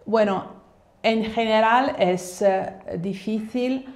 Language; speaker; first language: Spanish; non-native, fluent; Italian